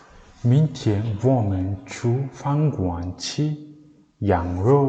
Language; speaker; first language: Chinese; non-native, learner; Mongolian